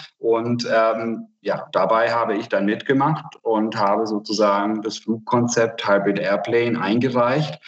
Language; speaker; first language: German; non-native, fluent; Hungarian